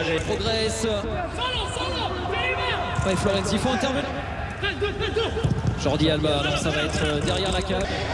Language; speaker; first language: French; native; French